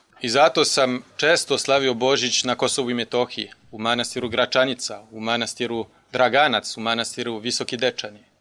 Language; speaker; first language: Serbian; non-native, fluent; French